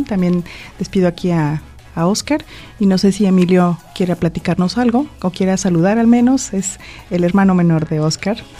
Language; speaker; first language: Spanish; native; Spanish